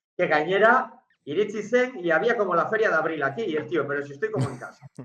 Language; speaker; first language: Spanish; native; Spanish